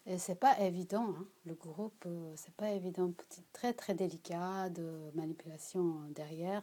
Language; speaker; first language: French; non-native, learner; Japanese